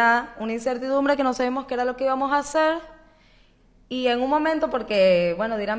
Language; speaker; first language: Spanish; native; Spanish